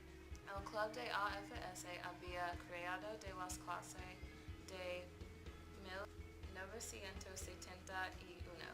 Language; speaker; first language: Spanish; non-native, learner; English